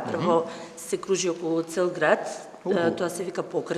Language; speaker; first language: Macedonian; native; Macedonian